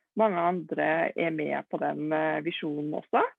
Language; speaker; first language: Norwegian; native; Norwegian